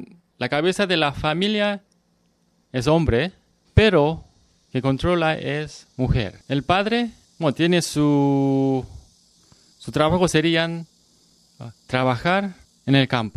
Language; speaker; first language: Spanish; non-native, learner; Korean